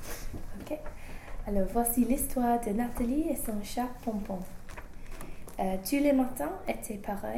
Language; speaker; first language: French; non-native, learner; English